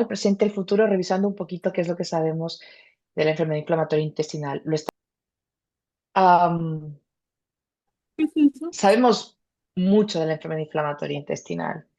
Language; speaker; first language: Spanish; native; Spanish